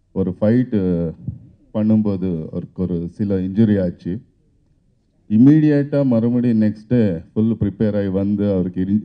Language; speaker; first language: Tamil; non-native, learner; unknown